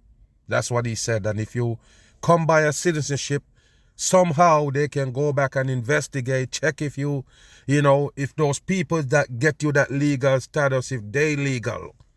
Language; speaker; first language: English; native; English